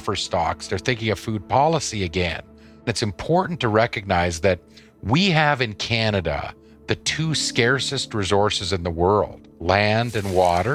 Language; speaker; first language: English; native; English